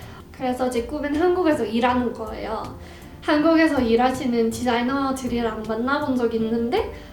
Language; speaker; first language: Korean; non-native, fluent; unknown